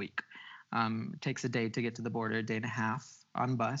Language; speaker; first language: English; early bilingual, other home language; Spanish